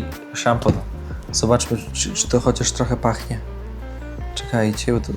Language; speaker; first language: Polish; native; Polish